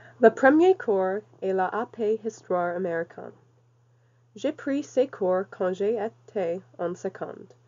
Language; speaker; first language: French; non-native, learner; English